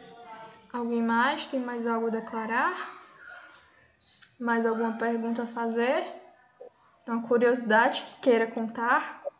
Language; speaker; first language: Portuguese; native; Portuguese